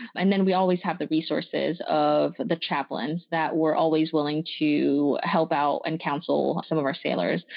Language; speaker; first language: English; early bilingual, other home language; French